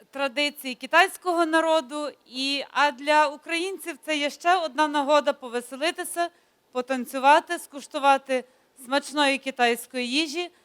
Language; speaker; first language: Ukrainian; native; Ukrainian